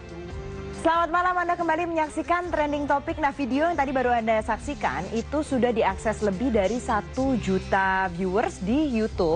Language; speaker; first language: Indonesian; native; Indonesian